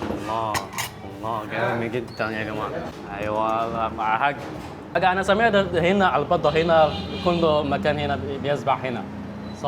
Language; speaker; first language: Arabic; non-native, fluent; Chinese